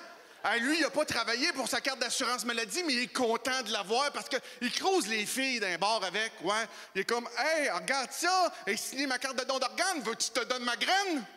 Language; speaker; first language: French; native; French